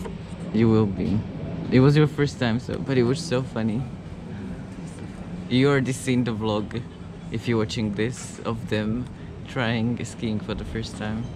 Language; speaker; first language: English; non-native, fluent; Slovak